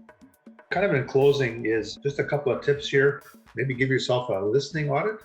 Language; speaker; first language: English; native; English